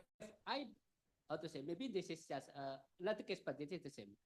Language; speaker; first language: English; non-native, learner; Indonesian